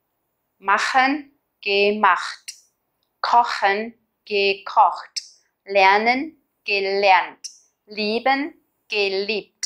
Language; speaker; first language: German; non-native, fluent; Vietnamese